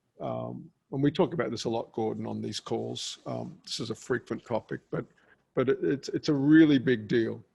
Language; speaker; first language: English; native; English